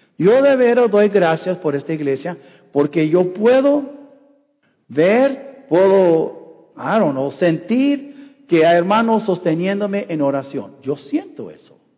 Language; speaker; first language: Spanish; non-native, fluent; English